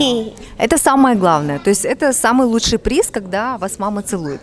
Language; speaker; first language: Russian; native; Russian